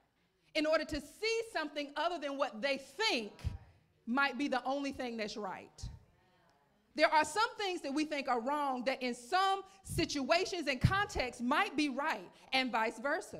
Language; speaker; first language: English; native; English